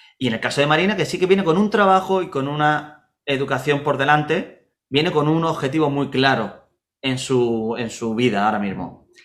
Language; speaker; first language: Spanish; native; Spanish